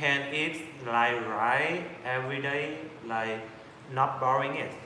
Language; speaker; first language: English; non-native, learner; Vietnamese